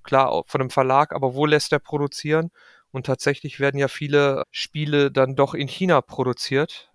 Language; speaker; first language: German; native; German